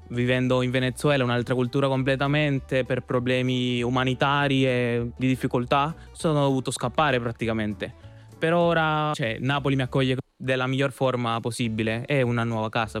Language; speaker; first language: Italian; non-native, fluent; Spanish